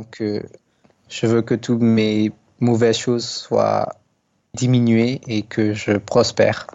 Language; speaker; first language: French; non-native, fluent; Burmese